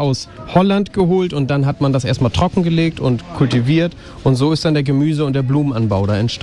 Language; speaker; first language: German; native; German